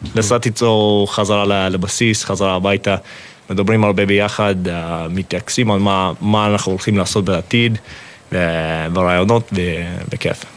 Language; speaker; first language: Hebrew; non-native, fluent; English